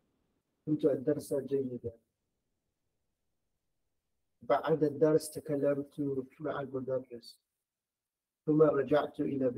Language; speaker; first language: Arabic; non-native, learner; English